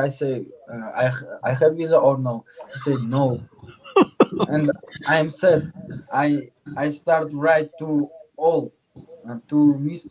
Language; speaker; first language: English; non-native, learner; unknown